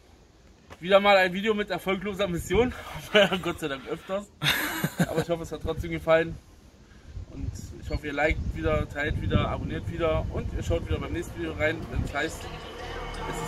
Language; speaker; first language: German; native; German